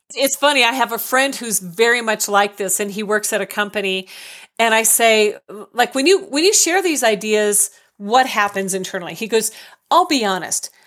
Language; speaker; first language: English; native; English